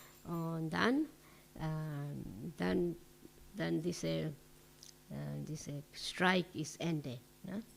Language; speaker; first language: German; non-native, learner; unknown